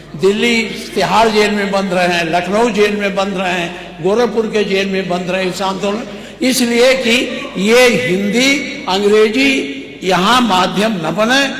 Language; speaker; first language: Hindi; native; Hindi